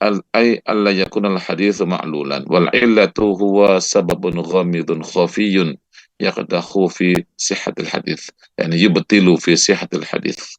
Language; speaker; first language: Arabic; non-native, fluent; Indonesian